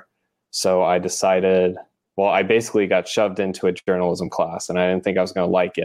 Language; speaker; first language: English; native; English